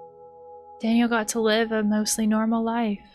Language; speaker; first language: English; native; English